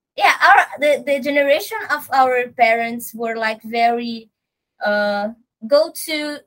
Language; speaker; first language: English; non-native, learner; Portuguese